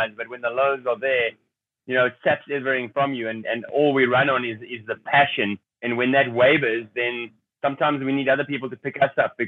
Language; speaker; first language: English; native; English